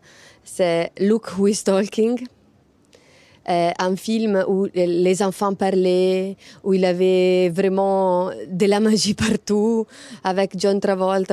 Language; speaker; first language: French; non-native, fluent; Italian